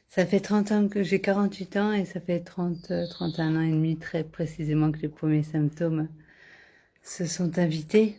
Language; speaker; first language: French; native; French